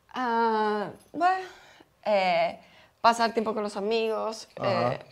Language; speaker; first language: English; non-native, learner; Spanish